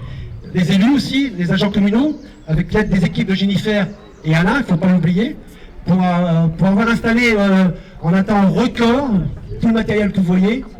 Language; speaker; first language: French; native; French